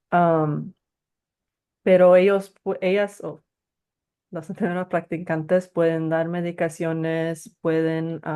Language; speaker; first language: Spanish; early bilingual, heritage; Spanish